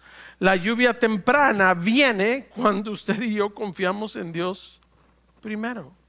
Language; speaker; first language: Spanish; native; Spanish